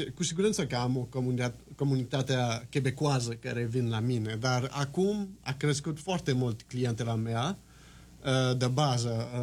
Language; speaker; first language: Romanian; non-native, fluent; French